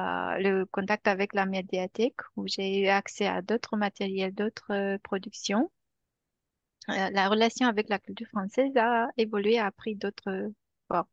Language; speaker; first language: French; non-native, fluent; Romanian